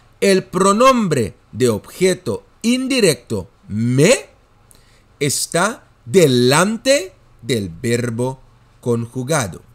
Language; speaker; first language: Spanish; non-native, fluent; Dutch